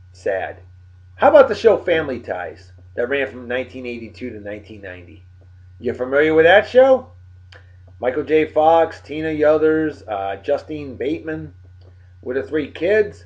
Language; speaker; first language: English; native; English